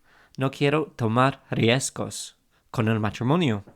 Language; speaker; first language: Spanish; non-native, fluent; English